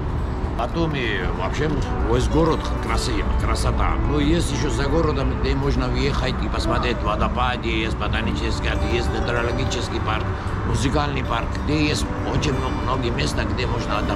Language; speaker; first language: Russian; non-native, fluent; Georgian